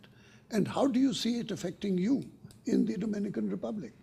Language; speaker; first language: English; native; English